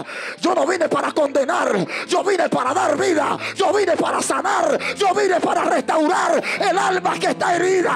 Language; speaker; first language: Spanish; native; Spanish